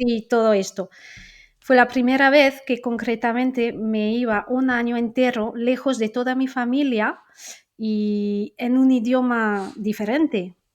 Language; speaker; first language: Spanish; non-native, fluent; French